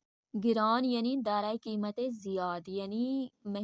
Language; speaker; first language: Persian; non-native, fluent; Urdu